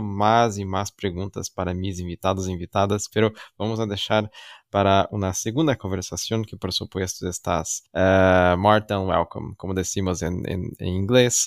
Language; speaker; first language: Spanish; non-native, learner; Portuguese